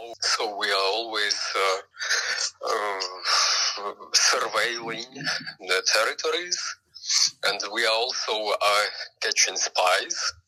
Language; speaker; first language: English; non-native, fluent; Ukrainian